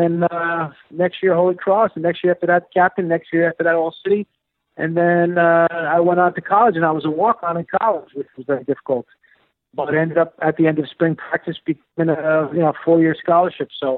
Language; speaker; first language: English; native; English